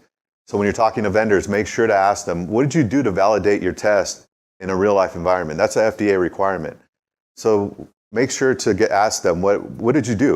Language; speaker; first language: English; native; English